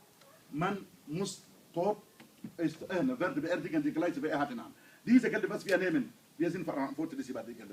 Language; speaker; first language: German; non-native, learner; Hausa